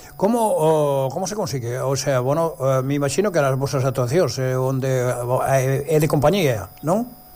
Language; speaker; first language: Galician; native; Galician